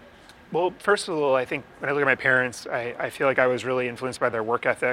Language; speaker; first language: English; native; English